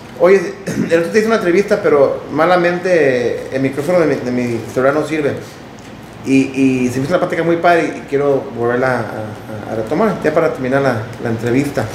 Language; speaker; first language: Spanish; early bilingual, heritage; Spanish